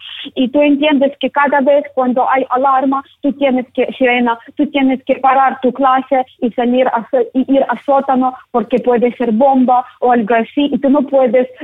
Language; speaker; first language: Spanish; non-native, learner; Ukrainian